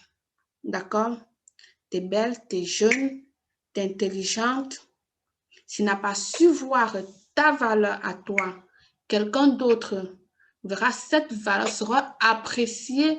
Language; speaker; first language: French; native; French